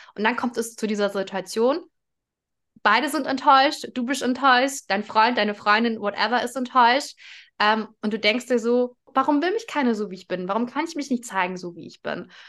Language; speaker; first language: German; early bilingual, other home language; Russian